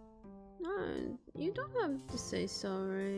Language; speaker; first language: English; non-native, learner; Japanese